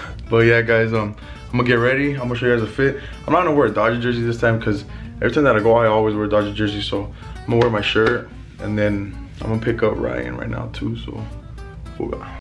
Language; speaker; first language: English; early bilingual, other home language; Spanish